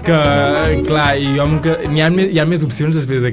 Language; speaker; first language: Catalan; native; Catalan